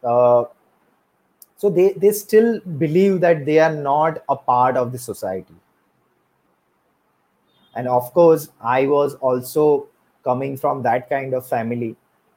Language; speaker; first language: English; non-native, local second language; Gujarati